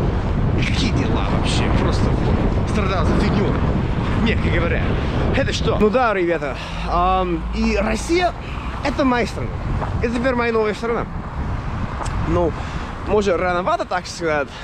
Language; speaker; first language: Russian; non-native, fluent; English